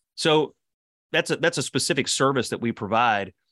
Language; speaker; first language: English; native; English